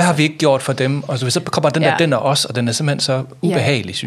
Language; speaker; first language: Danish; native; Danish